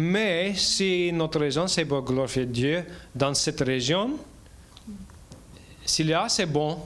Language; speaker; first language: French; non-native, learner; English